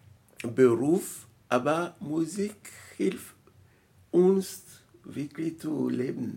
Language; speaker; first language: German; non-native, learner; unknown